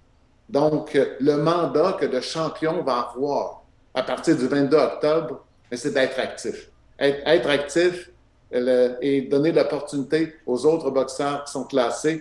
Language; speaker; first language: French; native; French